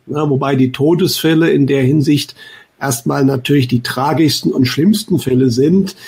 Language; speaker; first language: German; native; German